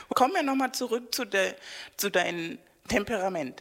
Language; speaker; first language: German; non-native, fluent; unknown